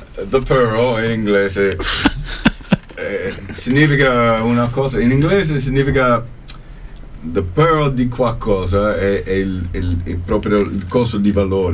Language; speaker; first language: Italian; non-native, fluent; English